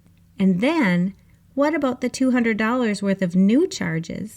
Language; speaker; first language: English; native; English